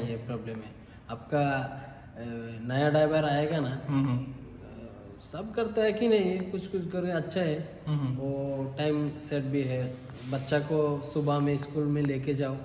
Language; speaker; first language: Hindi; non-native, learner; Bangla